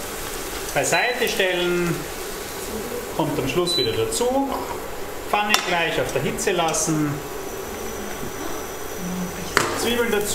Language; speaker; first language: German; native; German